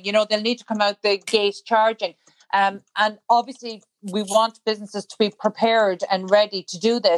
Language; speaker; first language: English; native; English